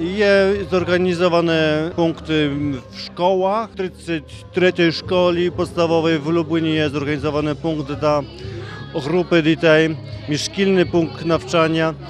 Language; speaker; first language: Ukrainian; early bilingual, heritage; Ukrainian